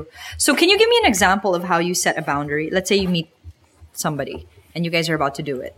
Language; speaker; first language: English; non-native, local second language; Filipino